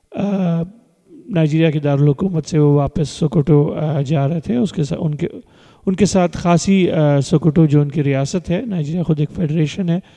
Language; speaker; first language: Urdu; early bilingual, heritage; Urdu